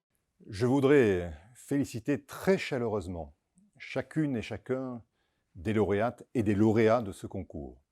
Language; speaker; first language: French; native; French